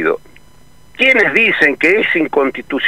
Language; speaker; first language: Spanish; native; Spanish